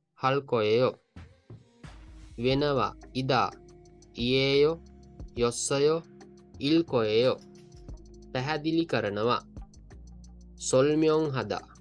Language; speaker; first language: Korean; non-native, learner; Sinhala